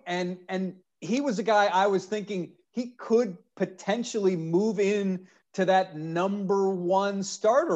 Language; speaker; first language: English; native; English